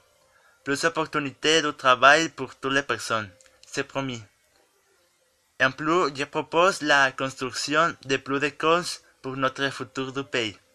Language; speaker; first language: French; non-native, learner; Spanish